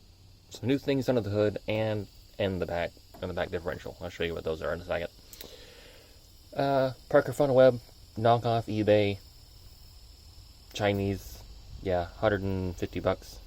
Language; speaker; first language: English; native; English